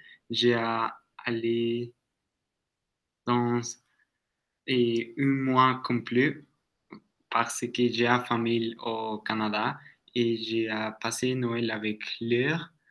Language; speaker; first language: French; non-native, learner; Spanish